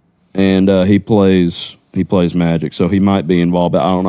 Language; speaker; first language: English; native; English